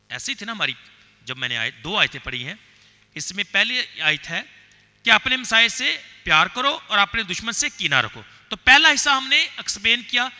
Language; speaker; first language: Urdu; non-native, local second language; Punjabi